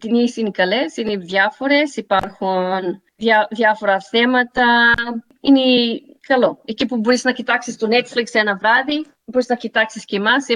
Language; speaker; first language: Greek; early bilingual, heritage; Greek